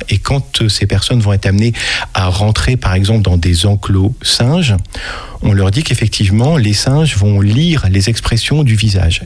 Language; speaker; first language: French; native; French